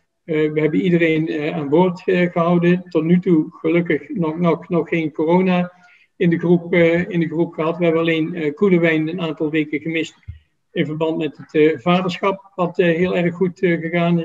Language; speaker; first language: Dutch; native; Dutch